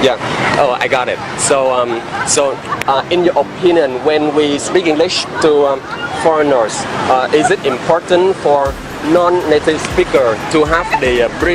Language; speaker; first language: English; non-native, fluent; Vietnamese